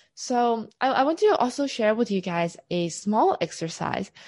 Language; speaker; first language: English; non-native, local second language; Cantonese